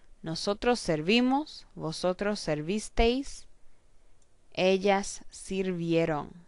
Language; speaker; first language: Spanish; non-native, fluent; English